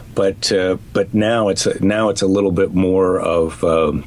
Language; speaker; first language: English; native; English